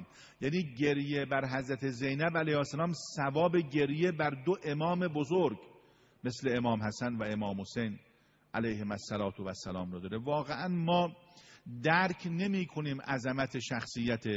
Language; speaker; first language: Persian; native; Persian